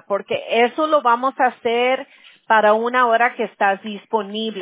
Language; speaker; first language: Spanish; non-native, local second language; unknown